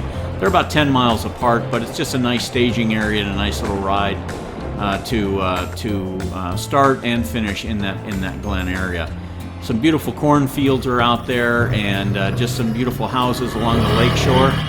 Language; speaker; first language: English; native; English